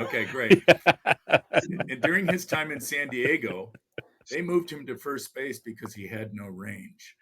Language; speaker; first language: English; native; English